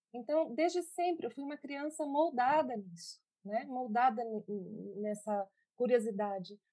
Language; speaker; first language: Portuguese; early bilingual, other home language; Spanish